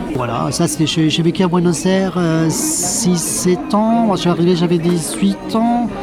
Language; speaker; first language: French; non-native, fluent; Spanish